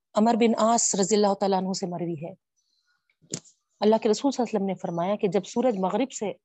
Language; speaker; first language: Urdu; native; Urdu